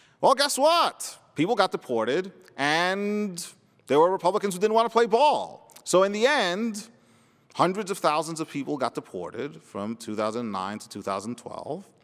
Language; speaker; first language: English; early bilingual, other home language; Spanish